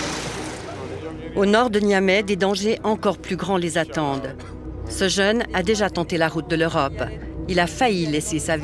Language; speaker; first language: French; native; French